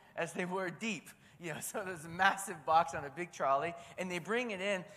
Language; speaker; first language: English; native; English